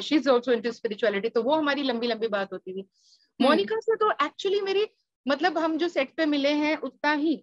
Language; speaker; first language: Hindi; native; Hindi